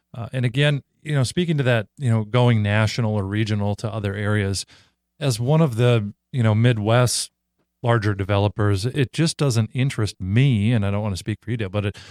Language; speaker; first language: English; native; English